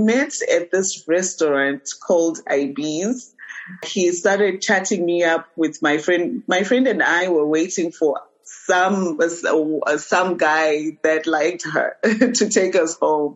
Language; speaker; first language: English; non-native, local second language; Shona